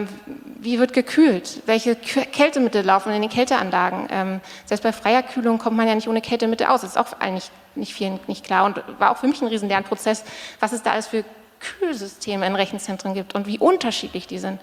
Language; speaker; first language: German; native; German